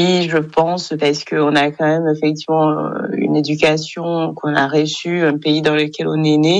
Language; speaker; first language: French; non-native, local second language; Kinyarwanda